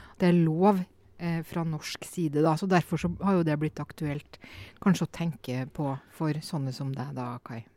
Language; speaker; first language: Norwegian; native; Norwegian